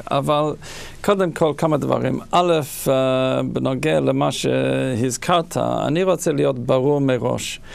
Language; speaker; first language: Hebrew; non-native, fluent; English